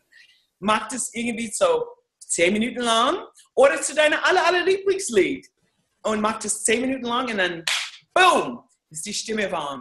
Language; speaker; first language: German; non-native, fluent; English